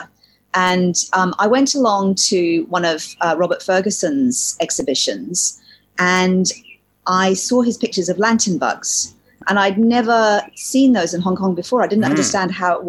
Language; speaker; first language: English; native; English